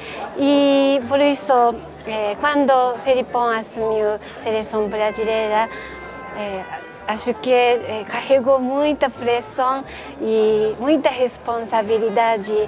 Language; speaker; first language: Portuguese; non-native, fluent; Japanese